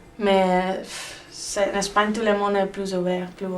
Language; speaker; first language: French; non-native, learner; Spanish